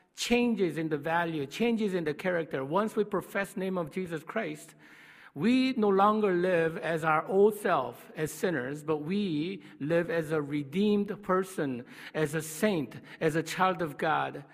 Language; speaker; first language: English; non-native, fluent; Korean